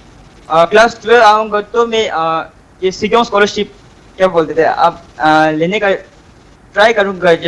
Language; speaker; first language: Hindi; non-native, local second language; Tibetan